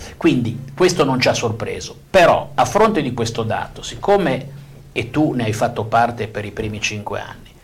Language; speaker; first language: Italian; native; Italian